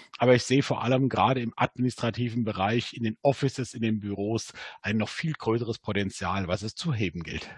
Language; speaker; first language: German; native; German